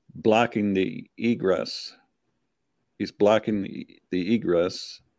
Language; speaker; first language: English; native; English